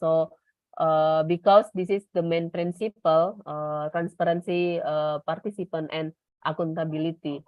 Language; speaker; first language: English; non-native, learner; Indonesian